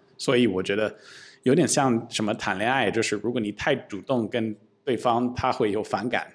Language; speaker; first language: Chinese; non-native, fluent; English